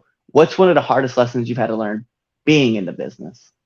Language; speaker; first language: English; native; English